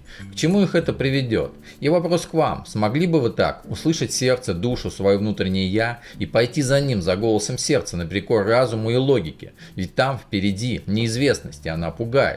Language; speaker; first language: Russian; native; Russian